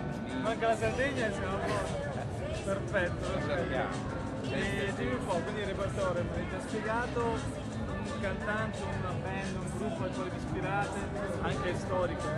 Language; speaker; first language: Italian; native; Italian